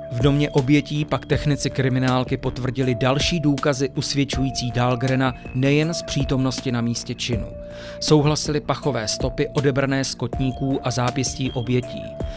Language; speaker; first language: Czech; native; Czech